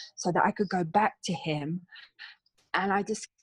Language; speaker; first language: English; native; English